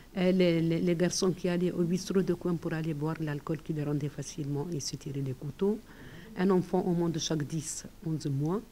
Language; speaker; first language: French; non-native, fluent; Arabic